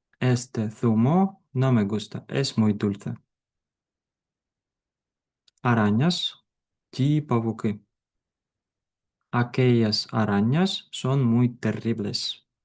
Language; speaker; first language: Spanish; non-native, fluent; Ukrainian